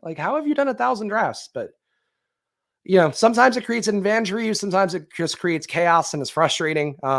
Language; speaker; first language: English; native; English